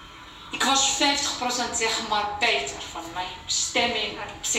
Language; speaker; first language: Dutch; non-native, learner; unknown